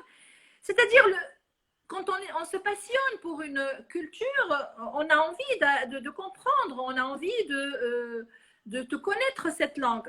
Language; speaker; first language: French; non-native, local second language; Arabic